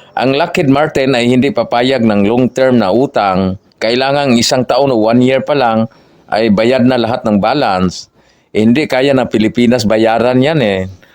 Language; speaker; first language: Filipino; non-native, local second language; Cebuano